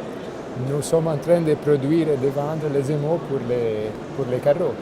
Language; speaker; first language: French; non-native, fluent; Italian